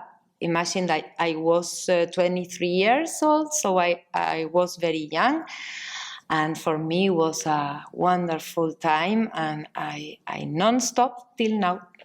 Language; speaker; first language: English; non-native, learner; Spanish